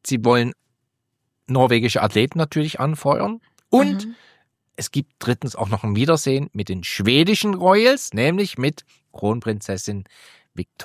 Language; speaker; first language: German; native; German